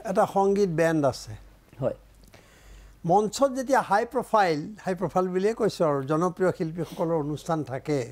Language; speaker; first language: Assamese; native; Assamese